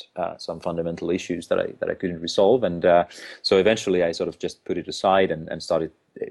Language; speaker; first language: English; non-native, fluent; Finnish